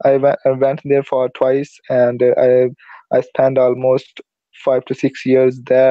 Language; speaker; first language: English; non-native, learner; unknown